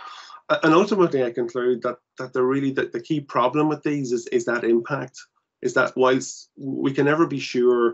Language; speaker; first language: English; native; English